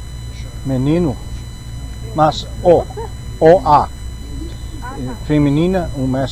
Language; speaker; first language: Portuguese; non-native, learner; English